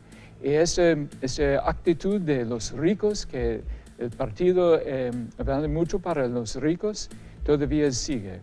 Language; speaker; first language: Spanish; non-native, fluent; English